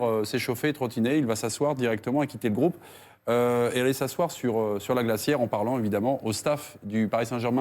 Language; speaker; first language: French; native; French